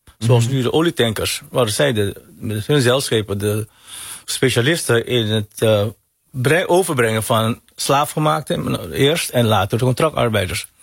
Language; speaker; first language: Dutch; early bilingual, other home language; Hakka Chinese